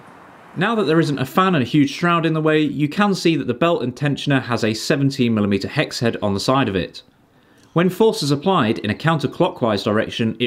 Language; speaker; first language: English; native; English